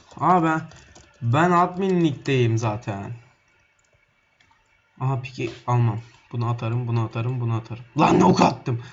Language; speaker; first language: Turkish; native; Turkish